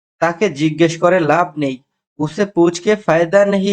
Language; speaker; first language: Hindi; non-native, learner; Bangla